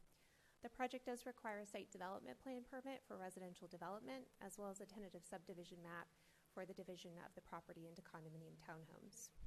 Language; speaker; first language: English; native; English